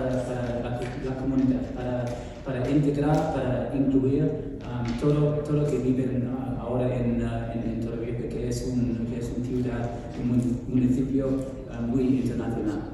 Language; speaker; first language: Spanish; non-native, fluent; English